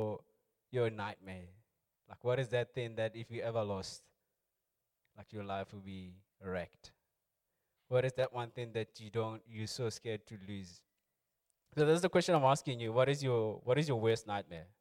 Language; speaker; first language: English; non-native, local second language; Tswana